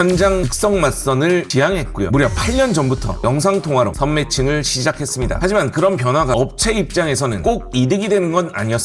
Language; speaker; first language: Korean; native; Korean